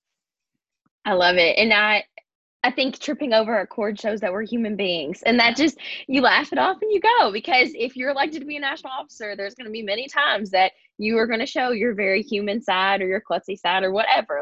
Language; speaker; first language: English; native; English